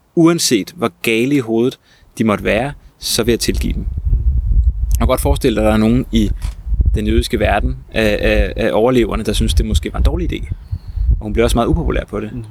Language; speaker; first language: Danish; native; Danish